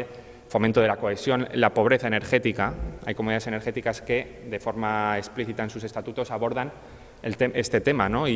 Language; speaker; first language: Spanish; native; Spanish